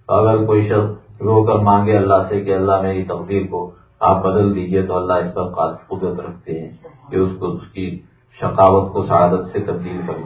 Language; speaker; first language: Urdu; native; Urdu